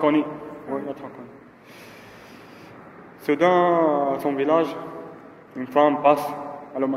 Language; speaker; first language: French; non-native, learner; Arabic